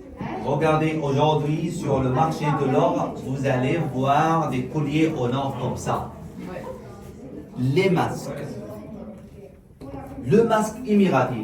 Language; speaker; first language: French; non-native, fluent; Arabic